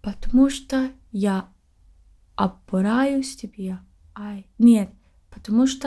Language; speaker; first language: Russian; non-native, learner; English